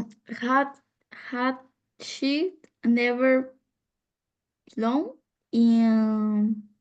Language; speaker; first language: English; non-native, learner; Spanish